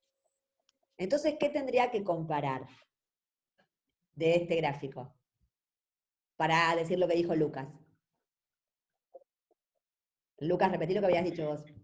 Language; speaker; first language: Spanish; native; Spanish